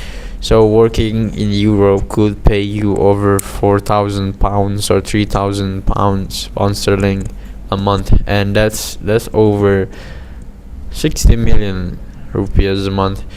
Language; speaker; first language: English; non-native, fluent; Indonesian